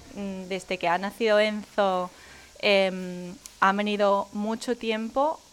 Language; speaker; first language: Spanish; non-native, fluent; English